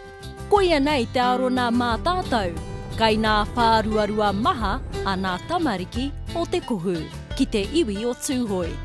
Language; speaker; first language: Māori; native; Māori